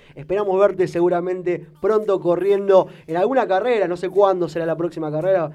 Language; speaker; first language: Spanish; native; Spanish